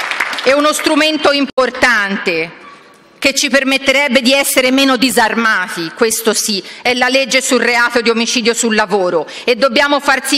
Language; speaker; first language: Italian; native; Italian